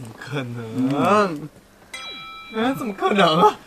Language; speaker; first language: Chinese; non-native, learner; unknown